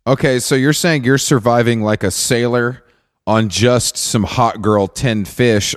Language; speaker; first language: English; native; English